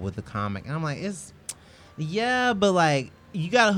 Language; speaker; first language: English; native; English